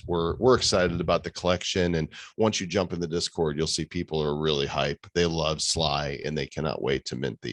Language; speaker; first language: English; native; English